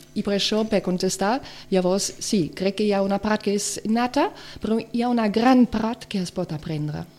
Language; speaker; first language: Catalan; non-native, local second language; Spanish